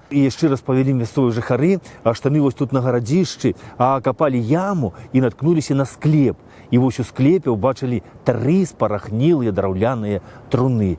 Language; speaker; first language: Belarusian; native; Belarusian